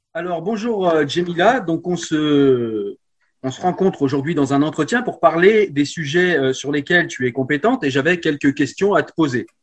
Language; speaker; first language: French; native; French